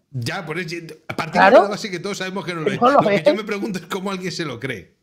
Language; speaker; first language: Spanish; native; Spanish